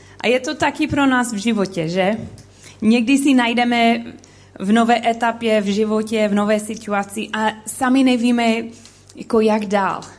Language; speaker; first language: Czech; non-native, learner; English